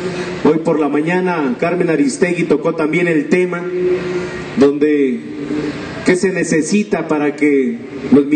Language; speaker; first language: Spanish; native; Spanish